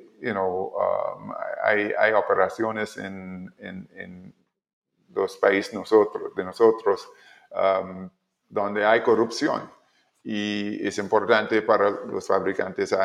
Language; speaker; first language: Spanish; non-native, learner; English